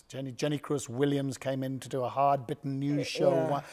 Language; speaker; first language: English; native; English